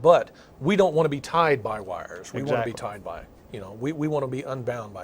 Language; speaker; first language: English; native; English